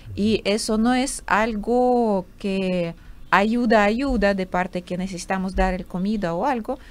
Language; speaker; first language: Spanish; non-native, fluent; Ukrainian